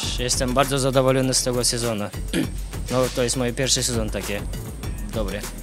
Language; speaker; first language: Polish; non-native, learner; Russian